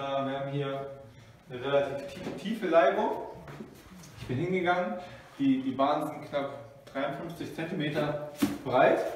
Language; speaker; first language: German; native; German